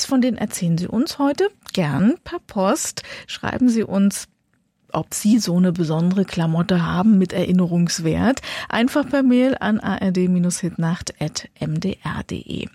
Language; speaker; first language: German; native; German